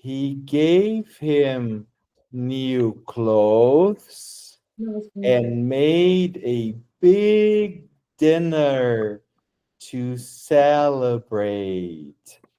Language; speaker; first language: English; non-native, fluent; Portuguese